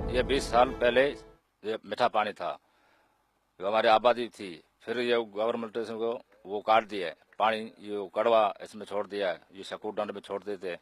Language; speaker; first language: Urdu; non-native, local second language; Sindhi